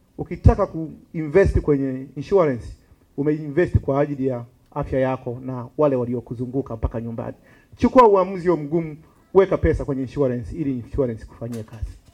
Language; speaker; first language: Swahili; native; Swahili